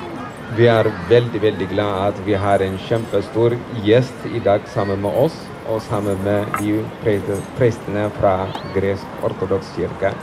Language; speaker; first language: Norwegian; non-native, fluent; Amharic